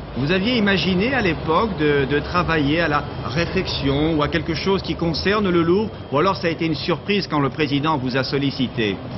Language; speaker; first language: French; native; French